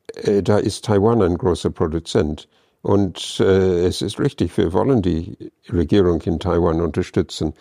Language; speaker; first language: German; non-native, fluent; English